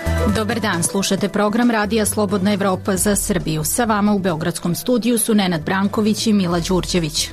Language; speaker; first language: Serbian; native; Serbian